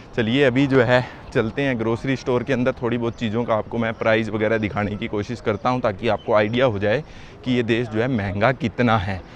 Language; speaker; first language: Hindi; native; Hindi